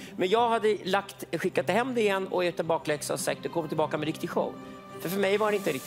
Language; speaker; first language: Swedish; non-native, fluent; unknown